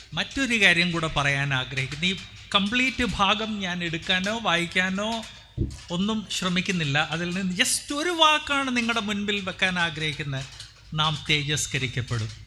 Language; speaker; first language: Malayalam; non-native, local second language; Hindi